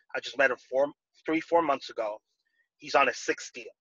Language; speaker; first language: English; non-native, fluent; Spanish